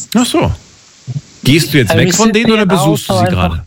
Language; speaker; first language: German; native; German